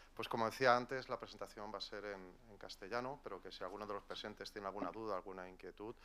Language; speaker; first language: Spanish; native; Spanish